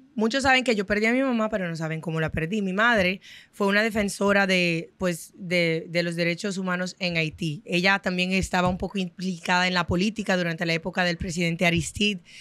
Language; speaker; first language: Spanish; non-native, fluent; Haitian Creole